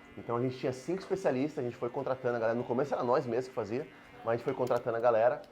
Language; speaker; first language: Portuguese; native; Portuguese